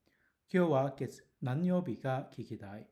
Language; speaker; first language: Japanese; non-native, learner; Cantonese